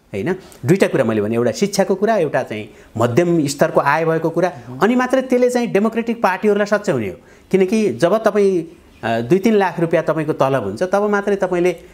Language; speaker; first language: Nepali; native; Nepali